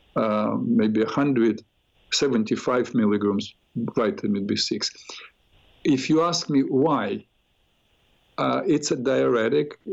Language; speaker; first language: English; non-native, fluent; Russian